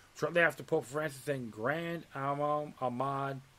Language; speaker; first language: English; native; English